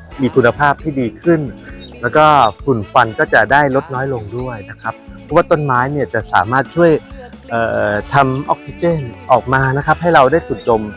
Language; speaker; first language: Thai; native; Thai